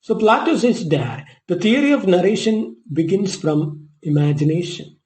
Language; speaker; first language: English; non-native, local second language; Malayalam